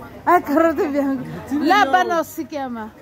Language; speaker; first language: Italian; non-native, learner; Filipino